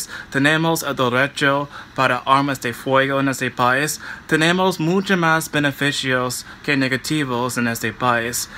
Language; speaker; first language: Spanish; non-native, fluent; English